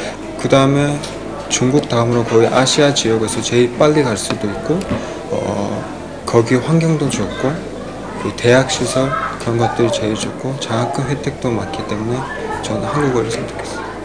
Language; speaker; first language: Korean; non-native, fluent; Mongolian